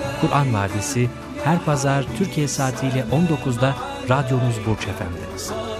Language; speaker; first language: Turkish; native; Turkish